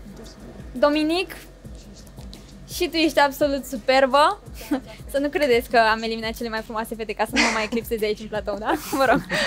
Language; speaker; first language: Romanian; native; Romanian